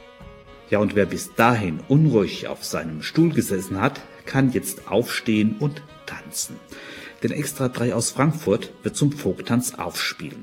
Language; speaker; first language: German; native; German